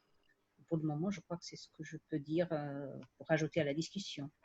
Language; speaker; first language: French; non-native, fluent; Portuguese